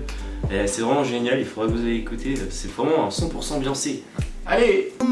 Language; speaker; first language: French; native; French